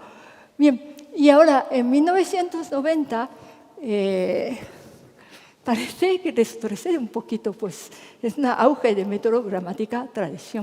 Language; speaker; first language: Spanish; non-native, fluent; Japanese